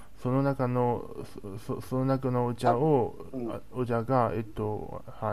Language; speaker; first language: Japanese; non-native, learner; Chinese